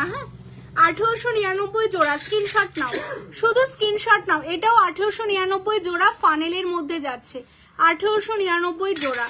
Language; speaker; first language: Bangla; native; Bangla